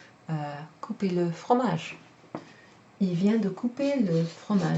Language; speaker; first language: French; non-native, fluent; English